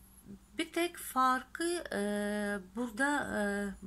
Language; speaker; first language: Turkish; non-native, fluent; Russian